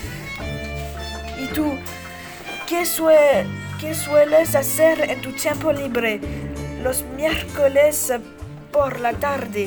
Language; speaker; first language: Spanish; non-native, learner; French